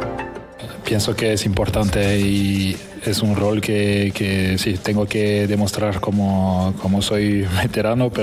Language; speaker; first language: Spanish; non-native, fluent; French